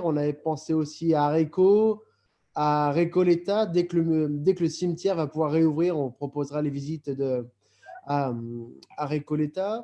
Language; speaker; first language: French; native; French